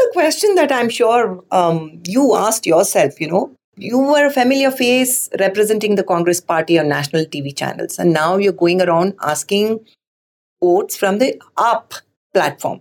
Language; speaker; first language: English; non-native, local second language; Kannada